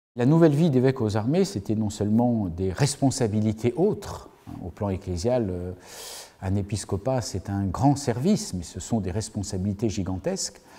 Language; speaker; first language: French; native; French